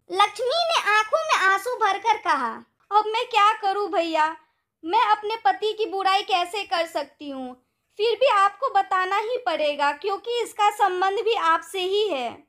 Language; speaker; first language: Hindi; native; Hindi